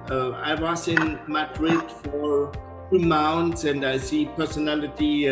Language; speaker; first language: English; non-native, learner; German